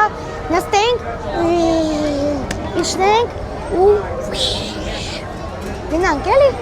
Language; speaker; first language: Armenian; early bilingual, heritage; Armenian